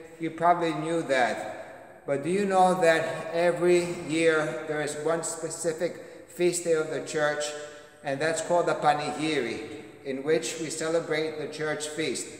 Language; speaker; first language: English; early bilingual, other home language; Greek